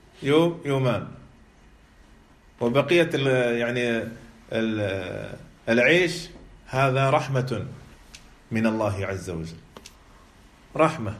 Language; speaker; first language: Arabic; non-native, fluent; French